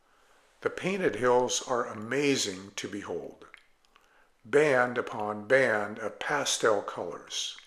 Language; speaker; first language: English; native; English